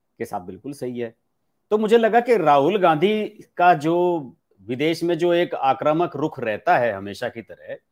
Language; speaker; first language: Hindi; native; Hindi